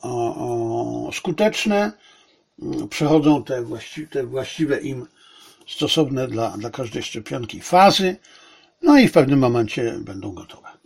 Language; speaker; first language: Polish; native; Polish